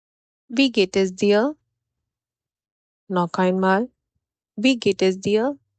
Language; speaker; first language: German; non-native, fluent; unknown